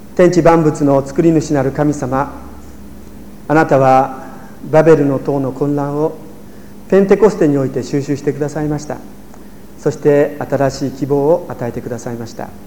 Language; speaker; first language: Japanese; native; Japanese